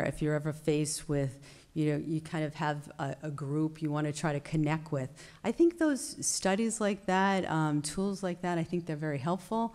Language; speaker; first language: English; native; English